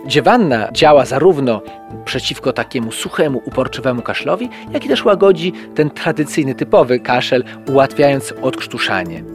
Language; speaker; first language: Polish; native; Polish